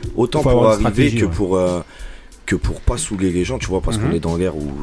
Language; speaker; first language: French; native; French